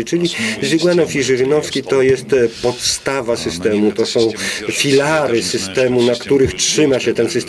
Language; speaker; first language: Polish; non-native, fluent; Russian